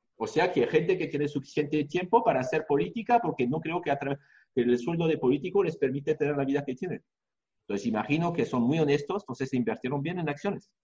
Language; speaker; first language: Spanish; non-native, fluent; French